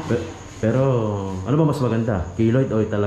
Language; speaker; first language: Filipino; native; Filipino